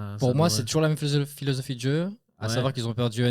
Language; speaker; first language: French; native; French